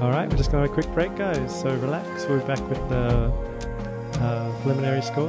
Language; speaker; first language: English; native; English